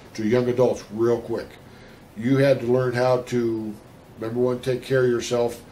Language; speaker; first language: English; native; English